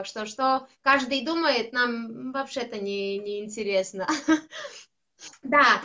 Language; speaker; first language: Russian; non-native, local second language; Latvian